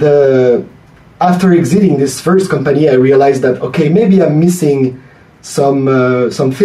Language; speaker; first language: English; non-native, fluent; French